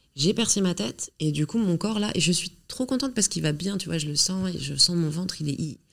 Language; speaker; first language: French; native; French